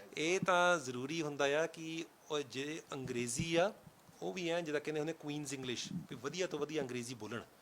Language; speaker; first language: Punjabi; early bilingual, heritage; Punjabi